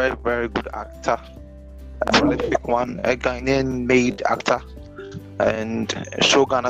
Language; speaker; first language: English; non-native, local second language; Akan